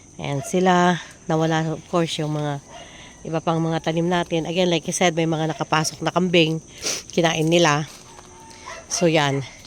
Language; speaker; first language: Filipino; non-native, local second language; Iloko